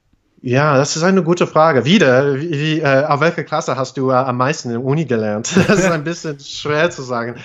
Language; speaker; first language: German; non-native, fluent; English